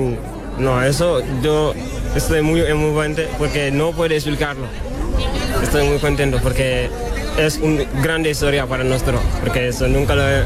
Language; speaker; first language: Spanish; non-native, learner; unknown